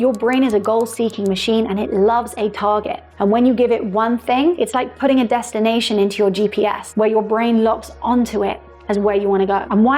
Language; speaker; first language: English; native; English